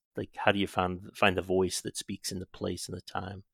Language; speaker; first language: English; native; English